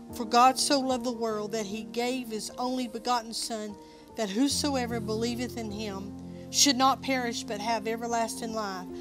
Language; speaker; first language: English; native; English